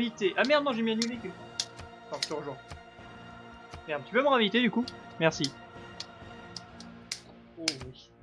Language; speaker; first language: French; native; French